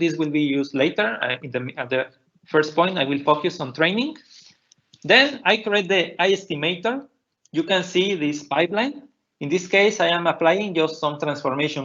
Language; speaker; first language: English; non-native, fluent; Spanish